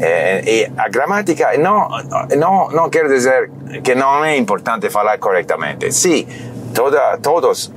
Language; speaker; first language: Portuguese; non-native, fluent; English